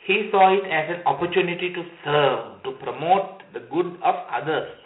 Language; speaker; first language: English; non-native, local second language; Sinhala